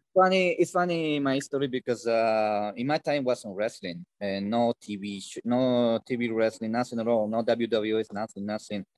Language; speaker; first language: English; non-native, learner; Spanish